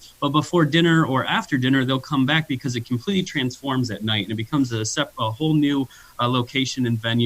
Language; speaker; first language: English; native; English